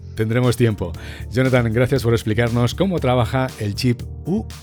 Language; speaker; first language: Spanish; native; Spanish